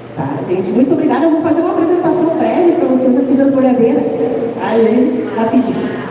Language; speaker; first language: Portuguese; native; Portuguese